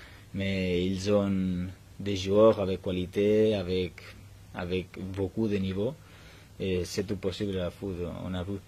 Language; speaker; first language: French; non-native, learner; Spanish